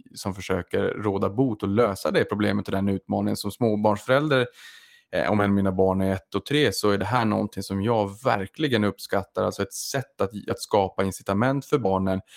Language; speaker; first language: Swedish; native; Swedish